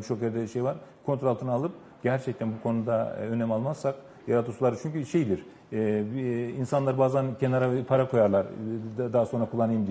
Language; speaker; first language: Turkish; native; Turkish